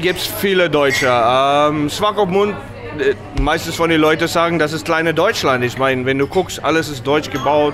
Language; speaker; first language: German; non-native, fluent; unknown